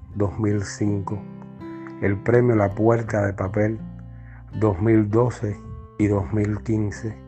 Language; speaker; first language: Spanish; native; Spanish